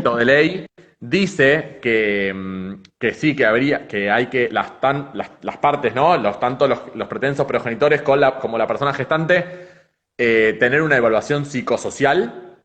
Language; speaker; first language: Spanish; native; Spanish